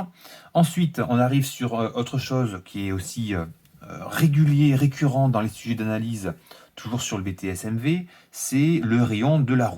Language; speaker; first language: French; native; French